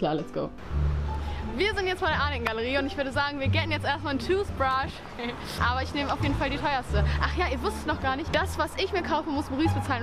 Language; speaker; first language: German; native; German